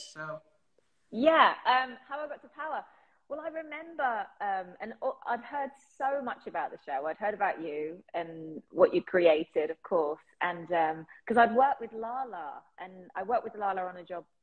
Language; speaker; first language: English; native; English